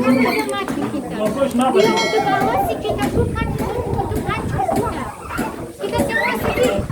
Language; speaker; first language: Indonesian; non-native, learner; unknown